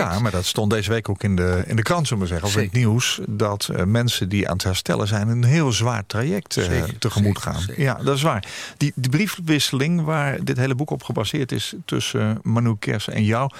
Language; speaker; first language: Dutch; native; Dutch